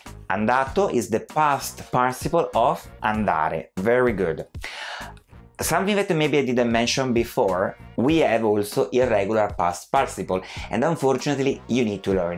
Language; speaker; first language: English; non-native, fluent; Italian